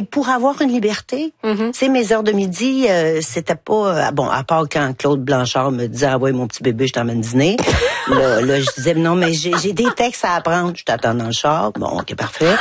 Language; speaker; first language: French; native; French